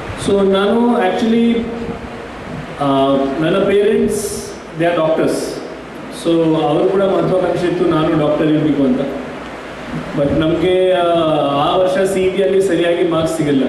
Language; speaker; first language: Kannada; non-native, fluent; Marathi